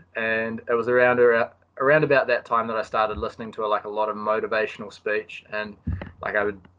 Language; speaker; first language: English; native; English